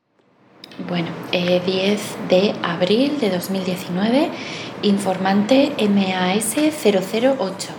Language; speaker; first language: Spanish; native; Spanish